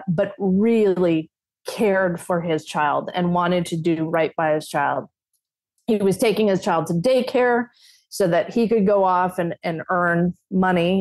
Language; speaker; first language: English; native; English